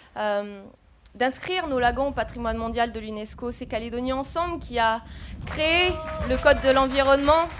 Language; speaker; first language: French; native; French